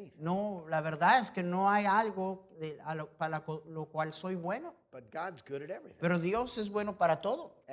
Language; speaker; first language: Spanish; non-native, fluent; English